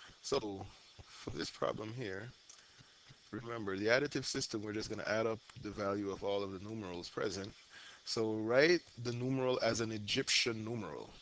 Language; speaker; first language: English; native; English